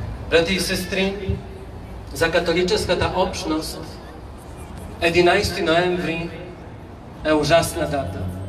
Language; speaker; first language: Bulgarian; non-native, fluent; Polish